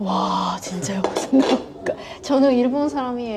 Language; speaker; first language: Korean; non-native, learner; Japanese